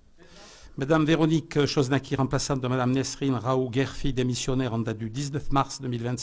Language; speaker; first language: French; native; French